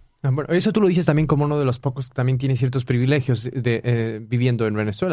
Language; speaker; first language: Spanish; native; Spanish